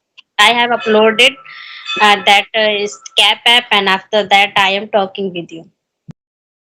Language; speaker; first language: English; non-native, learner; Hindi